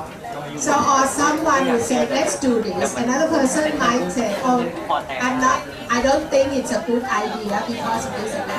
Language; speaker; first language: English; non-native, fluent; Thai